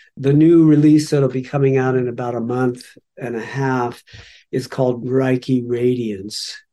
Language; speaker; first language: English; native; English